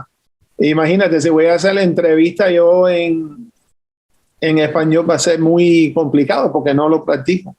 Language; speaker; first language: Spanish; early bilingual, heritage; English